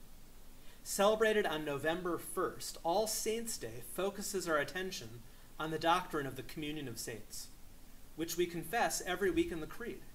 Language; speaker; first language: English; native; English